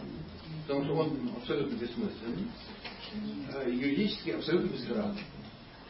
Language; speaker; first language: Russian; native; Russian